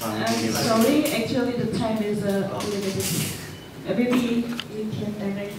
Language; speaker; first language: English; non-native, learner; Indonesian